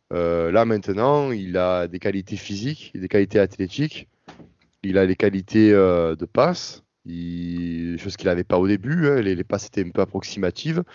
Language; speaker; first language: French; native; French